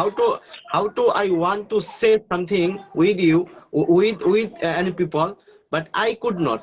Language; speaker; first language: English; non-native, learner; Bangla